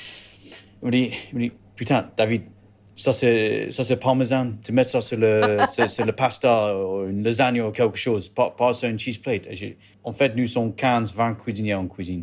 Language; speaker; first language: French; non-native, learner; English